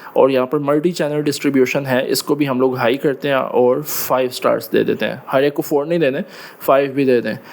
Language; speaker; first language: Urdu; non-native, local second language; Punjabi